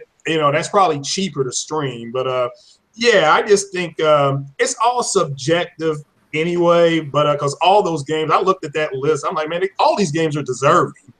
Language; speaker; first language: English; native; English